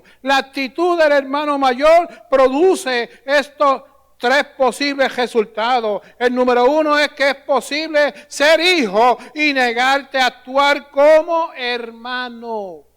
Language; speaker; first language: Spanish; native; Spanish